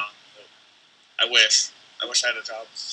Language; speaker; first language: English; native; English